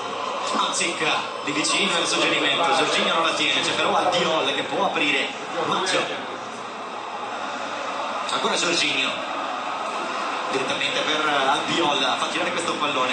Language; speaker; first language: Italian; native; Italian